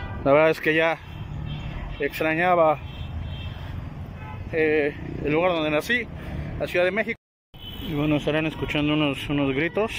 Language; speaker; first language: Spanish; native; Spanish